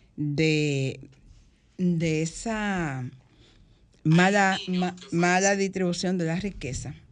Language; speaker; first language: Spanish; native; Spanish